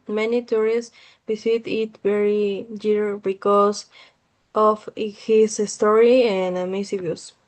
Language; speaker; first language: English; non-native, learner; Spanish